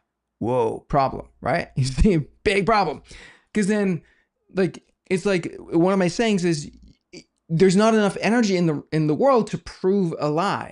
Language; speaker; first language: English; non-native, fluent; Danish